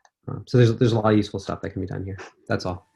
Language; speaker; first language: English; native; English